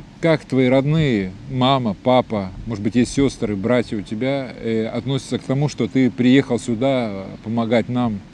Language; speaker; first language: Russian; native; Russian